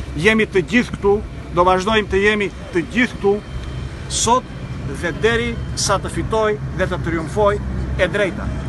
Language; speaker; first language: Albanian; non-native, local second language; Greek